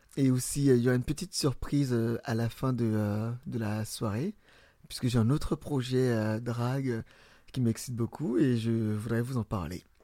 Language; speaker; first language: French; early bilingual, other home language; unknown